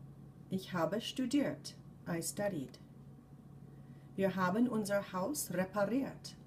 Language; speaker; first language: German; non-native, fluent; English